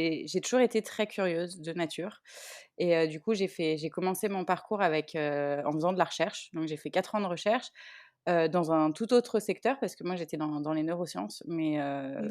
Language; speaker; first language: French; native; French